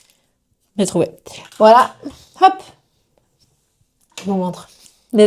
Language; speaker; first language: French; native; French